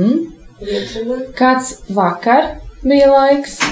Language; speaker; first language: Latvian; non-native, local second language; Russian